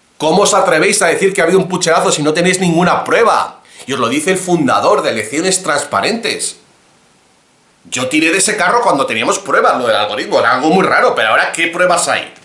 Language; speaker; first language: Spanish; native; Spanish